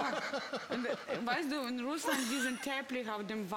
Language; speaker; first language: German; non-native, learner; Russian